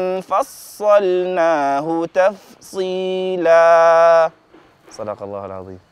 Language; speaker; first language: Arabic; non-native, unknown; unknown